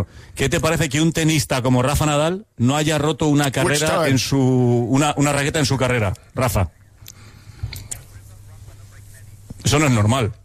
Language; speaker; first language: Spanish; native; Spanish